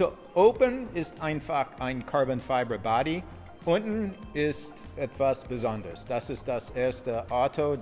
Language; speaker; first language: German; non-native, fluent; English